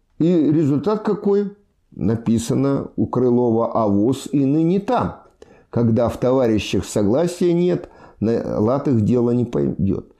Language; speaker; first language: Russian; native; Russian